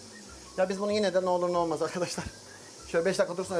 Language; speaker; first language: Turkish; native; Turkish